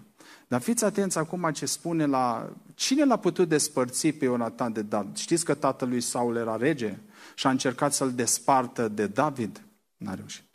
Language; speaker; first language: Romanian; native; Romanian